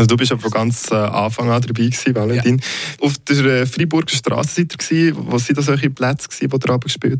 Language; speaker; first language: German; native; German